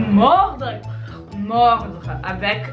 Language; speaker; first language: French; non-native, fluent; English